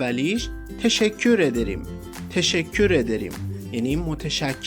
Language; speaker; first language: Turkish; non-native, fluent; Persian